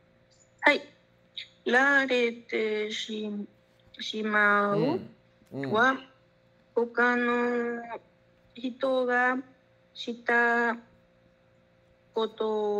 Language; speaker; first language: Japanese; non-native, learner; Spanish